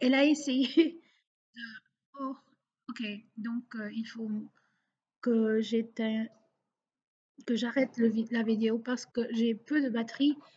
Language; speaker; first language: French; non-native, local second language; Portuguese